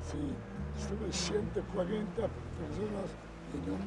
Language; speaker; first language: Spanish; non-native, learner; Yiddish